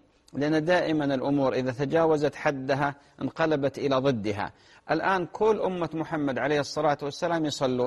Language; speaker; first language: Arabic; native; Arabic